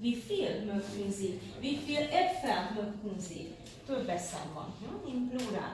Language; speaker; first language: German; non-native, fluent; Hungarian